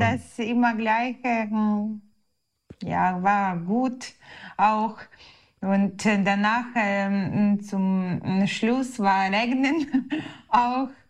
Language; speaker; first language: German; non-native, learner; Ukrainian